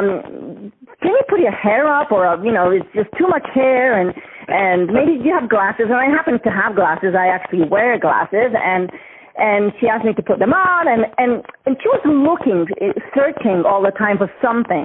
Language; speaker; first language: English; non-native, fluent; Polish